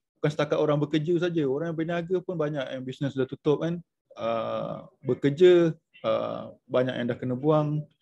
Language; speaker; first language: Malay; native; Malay